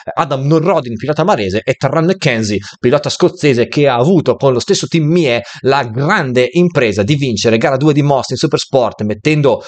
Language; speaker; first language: Italian; native; Italian